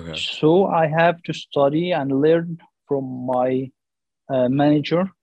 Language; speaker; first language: English; non-native, learner; Arabic